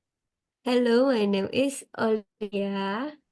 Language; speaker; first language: English; non-native, learner; Indonesian